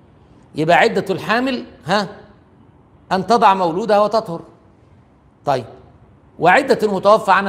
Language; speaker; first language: Arabic; native; Arabic